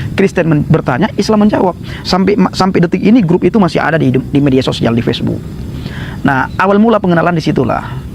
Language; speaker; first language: Indonesian; non-native, local second language; Achinese